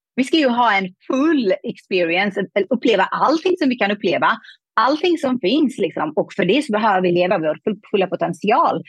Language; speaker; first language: Swedish; non-native, fluent; Persian